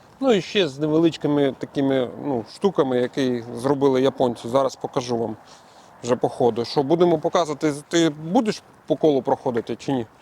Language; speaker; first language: Ukrainian; native; Ukrainian